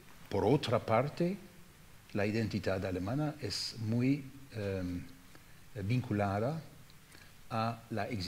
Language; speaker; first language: Spanish; non-native, fluent; German